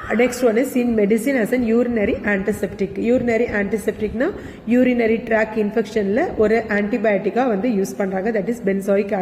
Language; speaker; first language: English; non-native, local second language; Tamil